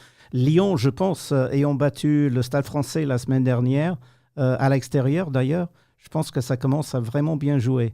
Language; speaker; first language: French; non-native, fluent; English